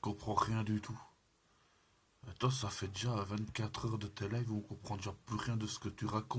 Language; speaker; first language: French; native; French